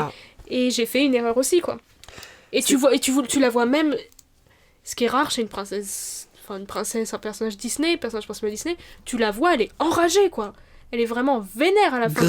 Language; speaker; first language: French; native; French